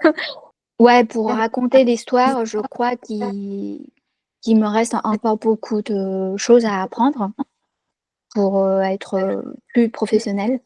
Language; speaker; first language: French; non-native, fluent; Chinese